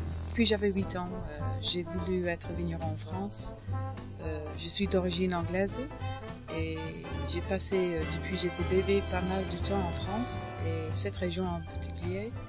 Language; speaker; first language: French; non-native, fluent; English